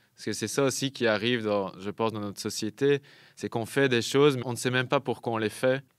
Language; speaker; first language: French; native; French